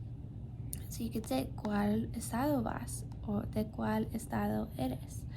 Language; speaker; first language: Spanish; non-native, learner; English